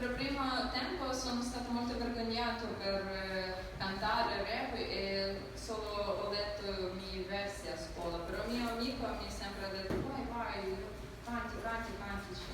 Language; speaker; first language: Italian; non-native, learner; Ukrainian